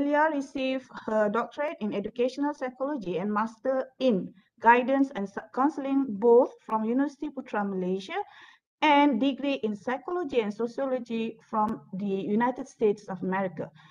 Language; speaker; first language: English; non-native, local second language; Malay